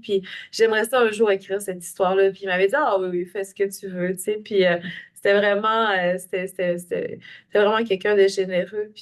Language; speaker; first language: French; native; French